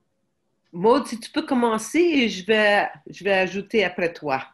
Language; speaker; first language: French; non-native, fluent; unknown